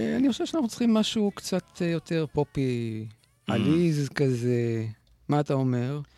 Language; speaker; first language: Hebrew; native; Hebrew